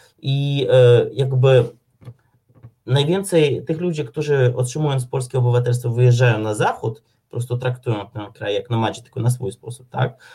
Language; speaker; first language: Polish; non-native, fluent; Ukrainian